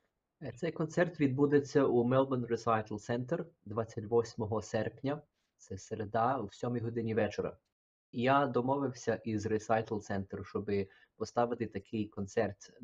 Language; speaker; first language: Ukrainian; early bilingual, heritage; Ukrainian